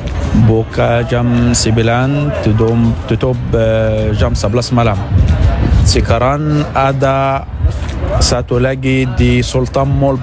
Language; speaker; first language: Indonesian; non-native, learner; Arabic